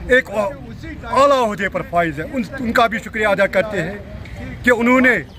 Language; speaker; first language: Urdu; non-native, local second language; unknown